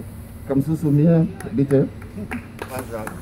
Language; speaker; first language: German; non-native, learner; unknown